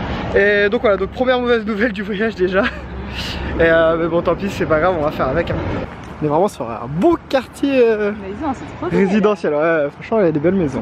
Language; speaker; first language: French; native; French